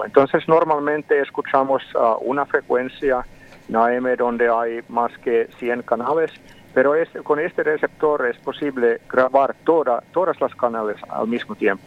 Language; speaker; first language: Spanish; non-native, fluent; Finnish